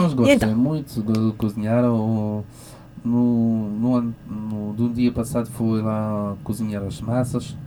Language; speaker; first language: Portuguese; non-native, fluent; French